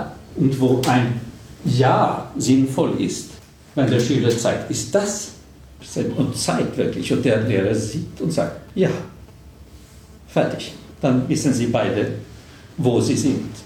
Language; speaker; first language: German; non-native, fluent; Swedish